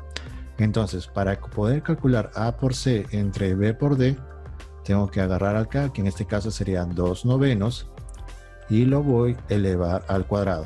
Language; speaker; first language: Spanish; native; Spanish